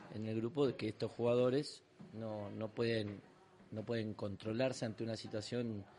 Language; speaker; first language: Spanish; native; Spanish